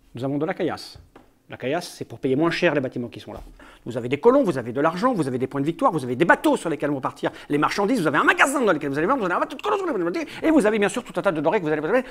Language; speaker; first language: French; native; French